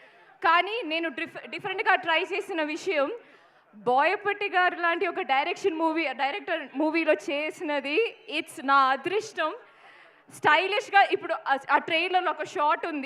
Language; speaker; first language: Telugu; non-native, fluent; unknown